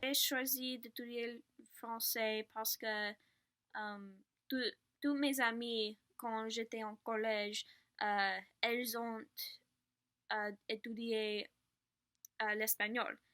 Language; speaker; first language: French; non-native, learner; English